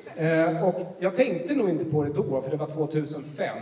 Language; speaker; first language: Swedish; native; Swedish